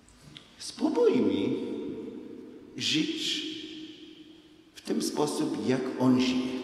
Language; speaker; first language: Polish; non-native, fluent; Hebrew